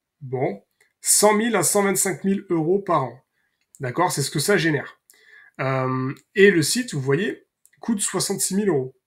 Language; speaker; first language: French; native; French